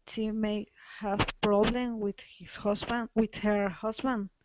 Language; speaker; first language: English; non-native, learner; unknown